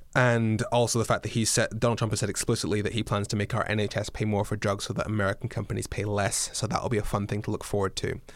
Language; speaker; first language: English; native; English